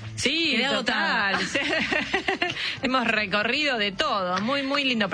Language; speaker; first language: Spanish; native; Spanish